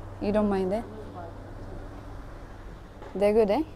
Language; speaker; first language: English; non-native, fluent; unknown